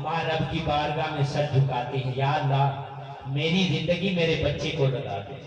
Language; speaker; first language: Urdu; non-native, local second language; Punjabi